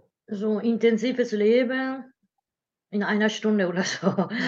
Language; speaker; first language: German; non-native, learner; Japanese